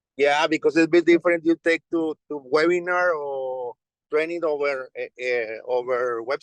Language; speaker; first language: English; non-native, learner; Spanish